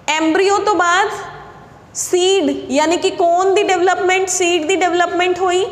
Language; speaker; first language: Hindi; non-native, local second language; Punjabi